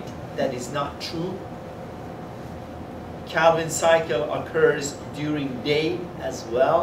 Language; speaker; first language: English; non-native, fluent; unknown